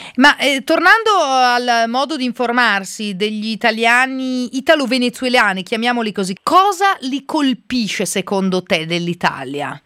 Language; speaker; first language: Italian; native; Italian